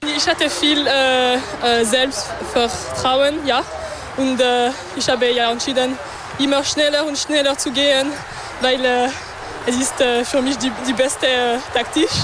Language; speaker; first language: German; non-native, learner; French